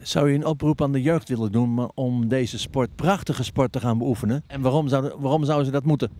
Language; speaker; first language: Dutch; native; Dutch